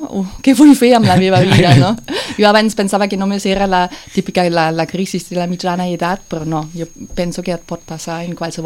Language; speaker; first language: Catalan; non-native, fluent; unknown